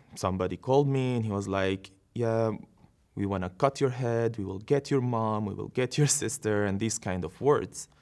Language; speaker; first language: English; non-native, fluent; Arabic